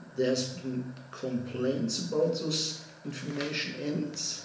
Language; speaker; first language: English; non-native, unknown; German